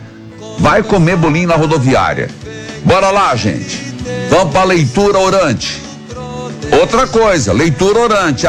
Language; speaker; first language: Portuguese; native; Portuguese